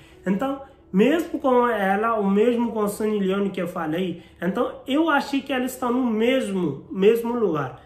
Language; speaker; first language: Portuguese; non-native, learner; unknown